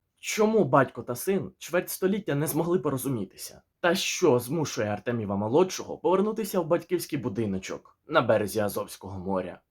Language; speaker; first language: Ukrainian; native; Ukrainian